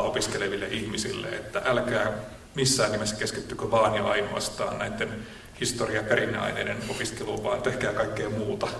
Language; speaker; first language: Finnish; native; Finnish